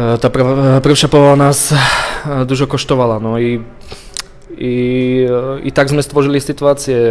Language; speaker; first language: Polish; non-native, learner; Slovak